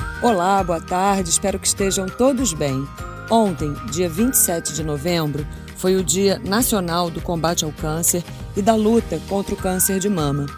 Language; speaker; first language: Portuguese; native; Portuguese